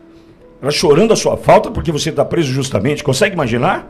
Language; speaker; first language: Portuguese; native; Portuguese